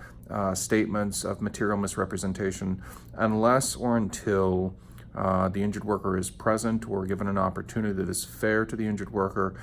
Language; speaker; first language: English; native; English